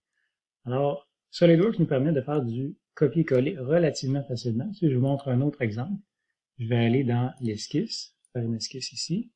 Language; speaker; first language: French; native; French